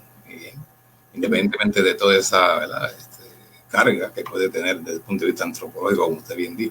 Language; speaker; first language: Spanish; native; Spanish